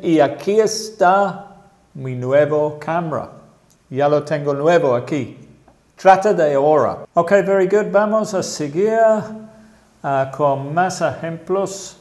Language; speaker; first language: Spanish; non-native, fluent; English